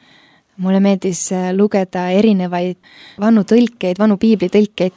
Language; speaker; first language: Estonian; early bilingual, other home language; Finnish